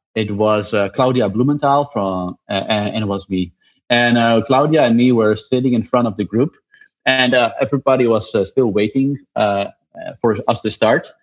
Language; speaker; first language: English; non-native, fluent; Dutch